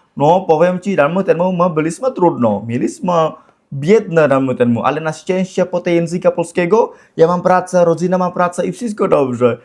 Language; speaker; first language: Polish; non-native, learner; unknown